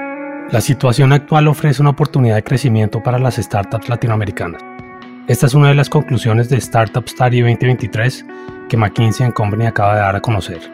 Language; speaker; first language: Spanish; native; Spanish